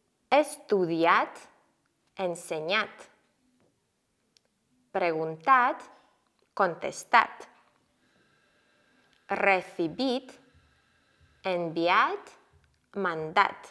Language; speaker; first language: Spanish; non-native, fluent; Ukrainian